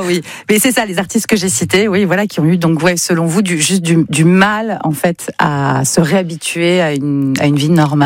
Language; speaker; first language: French; native; French